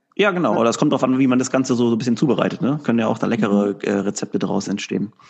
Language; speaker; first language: German; native; German